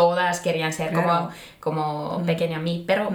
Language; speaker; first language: Spanish; non-native, fluent; Finnish